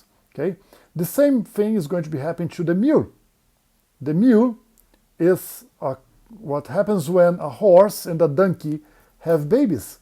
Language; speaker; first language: English; non-native, fluent; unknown